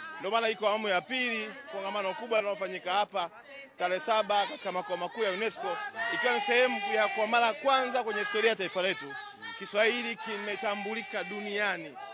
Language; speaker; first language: Swahili; native; Swahili